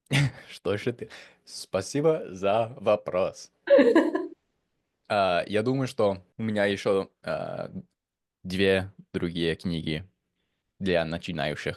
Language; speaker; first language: Russian; non-native, fluent; English